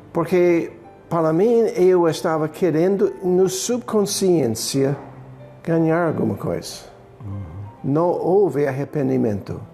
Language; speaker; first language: Portuguese; non-native, fluent; English